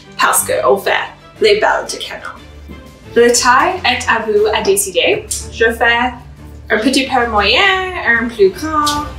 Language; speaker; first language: French; non-native, fluent; English